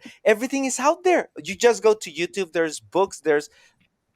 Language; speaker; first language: English; non-native, fluent; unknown